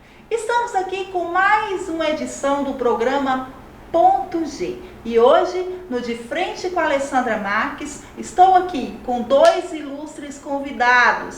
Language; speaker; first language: Portuguese; native; Portuguese